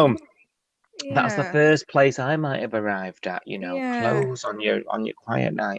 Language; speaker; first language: English; native; English